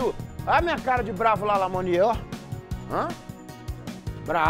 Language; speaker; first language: Portuguese; native; Portuguese